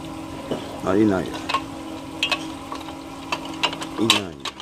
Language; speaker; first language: Japanese; native; Japanese